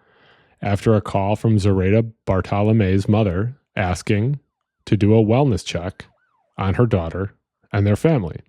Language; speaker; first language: English; native; English